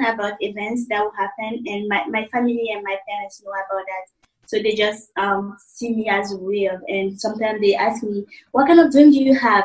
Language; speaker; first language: English; non-native, fluent; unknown